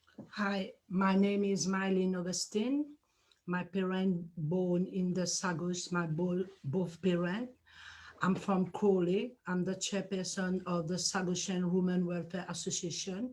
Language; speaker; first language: English; non-native, learner; Morisyen